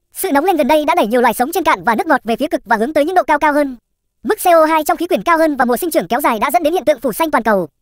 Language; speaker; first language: Vietnamese; native; Vietnamese